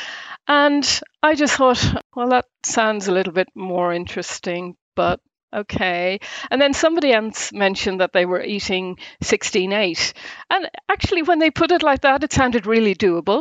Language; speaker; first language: English; native; English